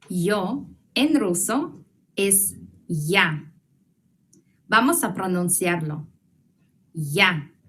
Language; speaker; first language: Spanish; non-native, fluent; Russian